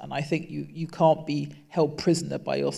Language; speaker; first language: English; native; English